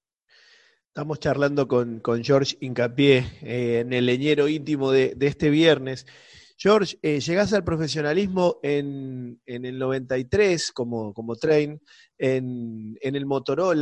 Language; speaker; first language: Spanish; native; Spanish